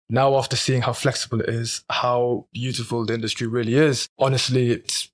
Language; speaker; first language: English; native; English